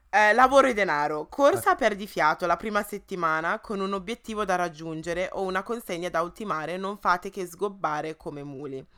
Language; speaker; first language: Italian; early bilingual, other home language; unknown